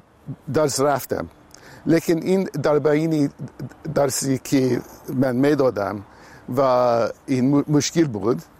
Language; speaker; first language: Persian; non-native, fluent; English